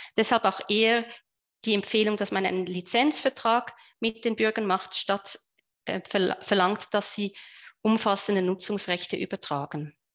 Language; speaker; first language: German; native; German